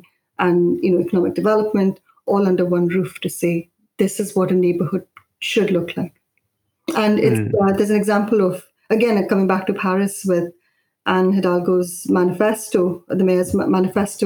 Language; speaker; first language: English; non-native, local second language; Malayalam